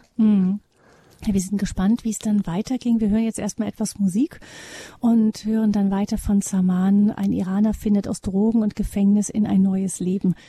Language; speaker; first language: German; native; German